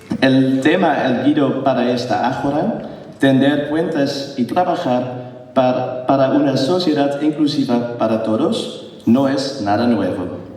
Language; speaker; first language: Spanish; non-native, learner; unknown